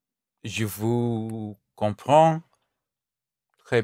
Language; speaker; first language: French; non-native, learner; English